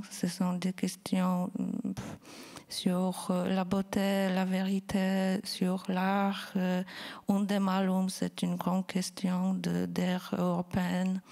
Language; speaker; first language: French; non-native, fluent; Polish